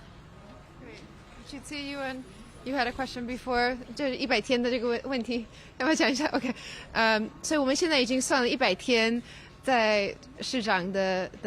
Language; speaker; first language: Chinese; early bilingual, heritage; English